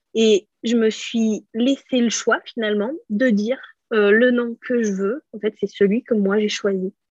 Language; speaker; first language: French; native; French